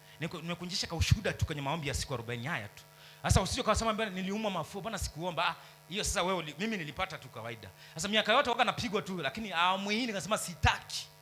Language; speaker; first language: Swahili; native; Swahili